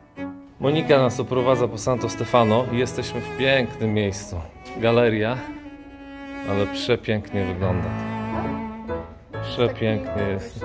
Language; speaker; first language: Polish; native; Polish